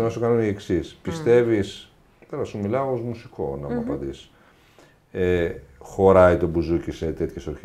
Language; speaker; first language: Greek; native; Greek